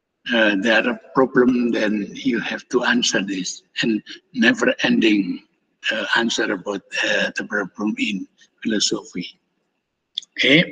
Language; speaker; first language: English; non-native, fluent; Indonesian